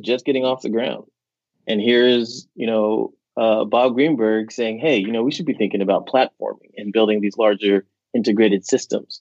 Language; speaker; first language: English; native; English